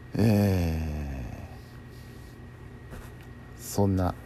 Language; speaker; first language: Japanese; native; Japanese